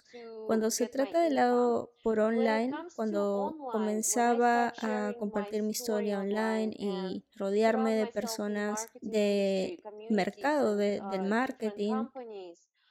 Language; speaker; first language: Spanish; non-native, fluent; Russian